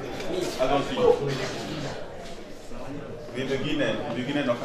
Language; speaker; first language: German; non-native, learner; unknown